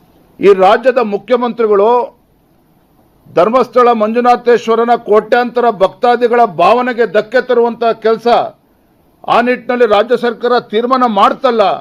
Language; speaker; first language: Kannada; native; Kannada